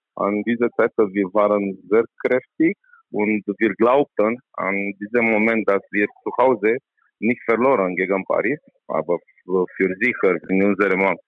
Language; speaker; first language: German; non-native, learner; Romanian